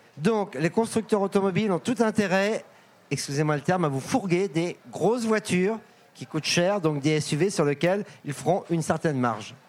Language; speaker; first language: French; native; French